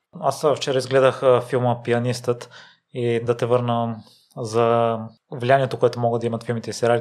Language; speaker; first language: Bulgarian; native; Bulgarian